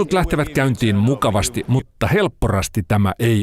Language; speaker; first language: Finnish; native; Finnish